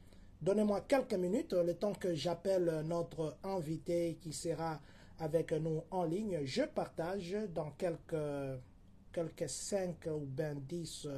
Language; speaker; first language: French; non-native, local second language; Lingala